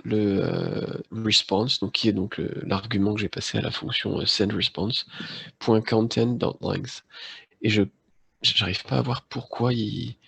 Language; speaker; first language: French; native; French